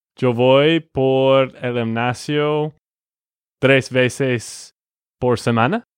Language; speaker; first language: Spanish; non-native, fluent; English